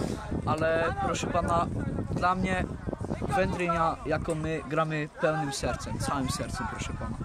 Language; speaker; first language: Polish; early bilingual, heritage; Polish